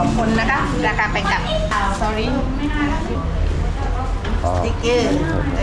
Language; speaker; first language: Thai; native; Thai